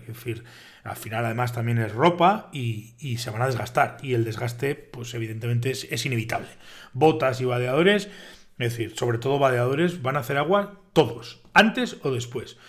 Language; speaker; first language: Spanish; native; Spanish